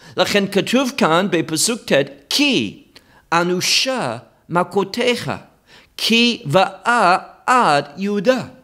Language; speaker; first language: Hebrew; non-native, fluent; English